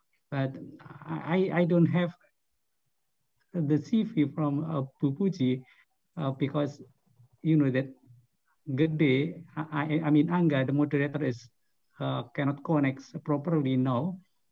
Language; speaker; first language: English; non-native, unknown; Indonesian